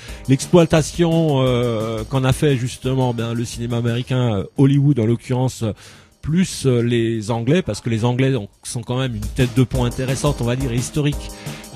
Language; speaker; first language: French; native; French